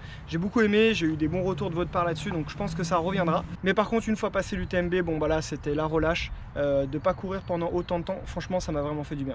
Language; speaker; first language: French; native; French